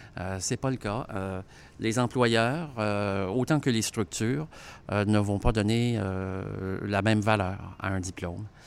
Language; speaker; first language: French; native; French